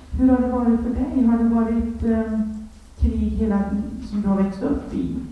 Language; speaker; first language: Swedish; native; Swedish